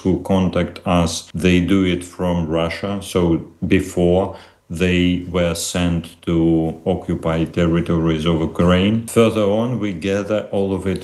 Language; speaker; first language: English; non-native, fluent; Russian